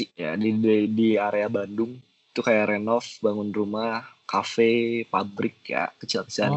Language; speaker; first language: Indonesian; native; Indonesian